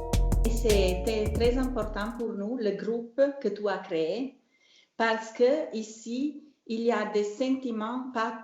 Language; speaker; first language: French; non-native, learner; Italian